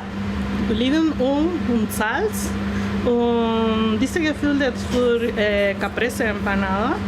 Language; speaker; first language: German; non-native, learner; Spanish